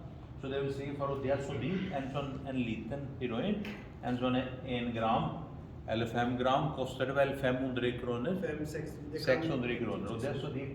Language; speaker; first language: Norwegian; non-native, fluent; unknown